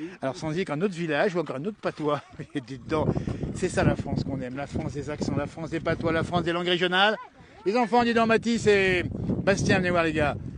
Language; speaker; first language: French; native; French